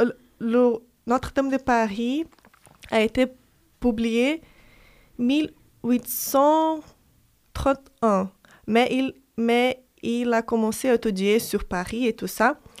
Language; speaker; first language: French; non-native, fluent; Portuguese